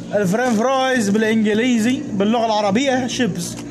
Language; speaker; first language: Arabic; early bilingual, heritage; Arabic